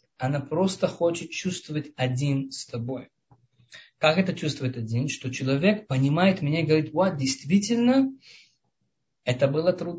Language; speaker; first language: Russian; early bilingual, heritage; Russian